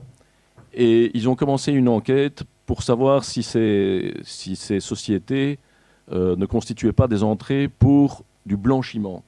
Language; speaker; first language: French; native; French